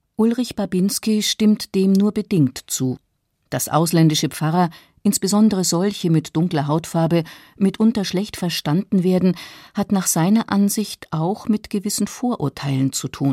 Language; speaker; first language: German; native; German